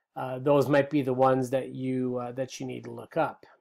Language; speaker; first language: English; native; English